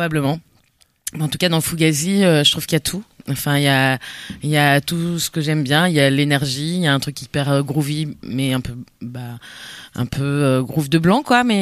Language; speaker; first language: French; native; French